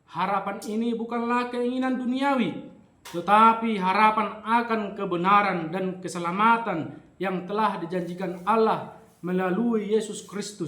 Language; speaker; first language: Indonesian; native; Indonesian